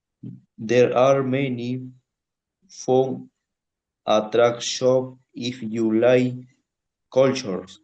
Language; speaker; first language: English; non-native, learner; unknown